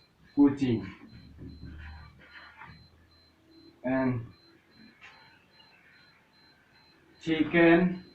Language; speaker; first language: English; non-native, learner; Indonesian